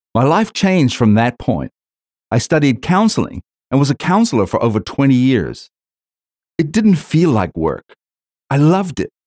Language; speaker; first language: English; native; English